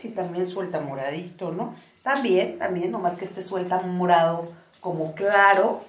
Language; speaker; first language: Spanish; native; Spanish